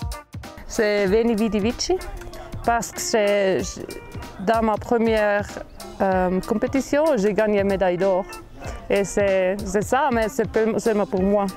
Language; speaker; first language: French; non-native, local second language; German